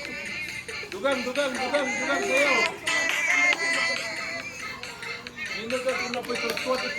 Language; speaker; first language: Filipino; non-native, local second language; Cebuano